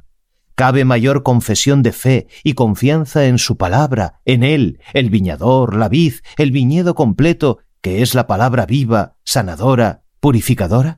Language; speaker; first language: Spanish; native; Spanish